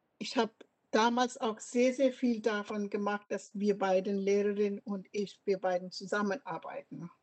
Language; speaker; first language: German; non-native, fluent; Punjabi